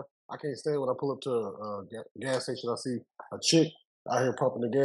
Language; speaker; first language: English; native; English